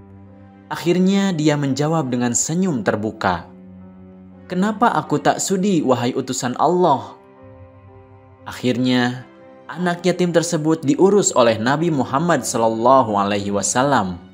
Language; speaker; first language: Indonesian; native; Indonesian